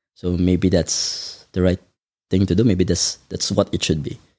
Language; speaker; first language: English; non-native, local second language; Filipino